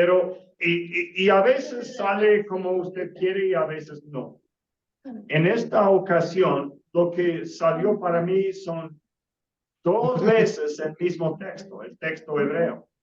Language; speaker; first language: Spanish; non-native, fluent; English